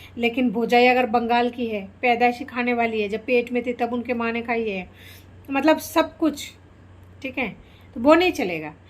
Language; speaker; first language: Hindi; non-native, local second language; Bangla